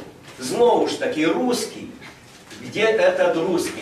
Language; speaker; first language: Ukrainian; native; Ukrainian